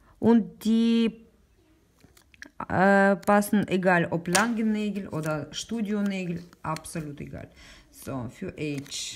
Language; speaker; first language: German; non-native, learner; Russian